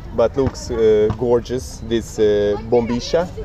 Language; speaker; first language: English; non-native, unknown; Hungarian